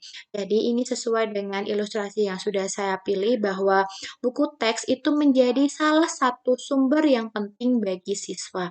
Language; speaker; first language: Indonesian; native; Indonesian